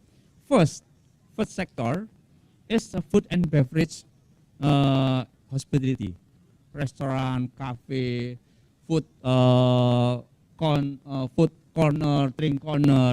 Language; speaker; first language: English; non-native, fluent; Indonesian